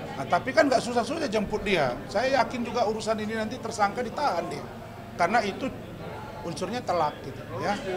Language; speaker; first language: Indonesian; native; Indonesian